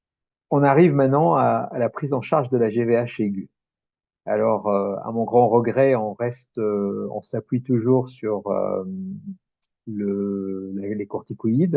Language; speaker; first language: French; native; French